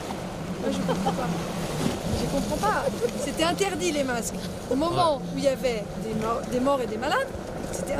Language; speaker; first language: French; native; French